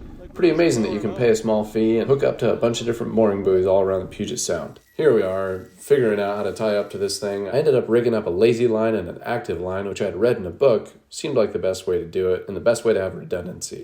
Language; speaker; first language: English; native; English